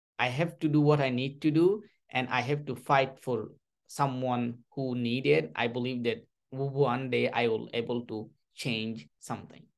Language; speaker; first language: English; non-native, learner; Rohingya